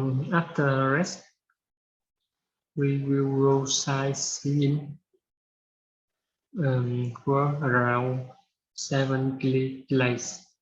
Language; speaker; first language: English; non-native, learner; Vietnamese